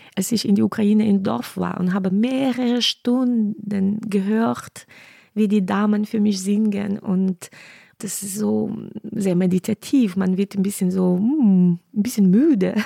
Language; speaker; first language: German; non-native, fluent; Ukrainian